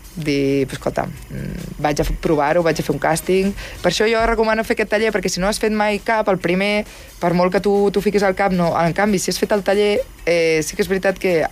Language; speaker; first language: Catalan; native; Catalan